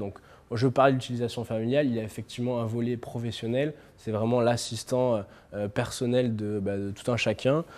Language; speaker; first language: French; native; French